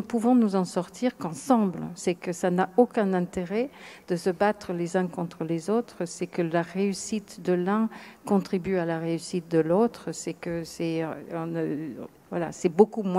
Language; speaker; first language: French; non-native, fluent; English